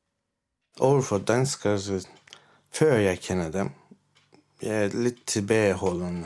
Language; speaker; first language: Danish; non-native, fluent; Turkish